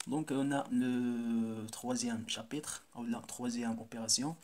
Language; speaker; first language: French; non-native, local second language; Arabic